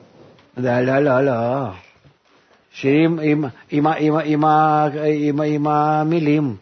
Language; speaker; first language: Hebrew; non-native, fluent; Russian